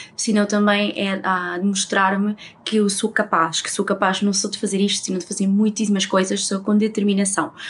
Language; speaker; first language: Portuguese; non-native, fluent; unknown